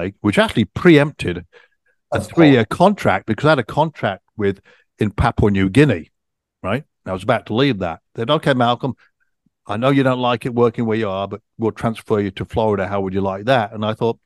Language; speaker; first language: English; native; English